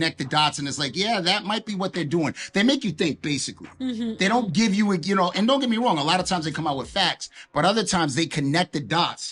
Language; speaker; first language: English; native; English